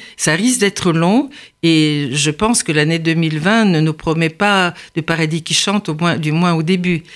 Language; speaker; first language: French; non-native, fluent; Bulgarian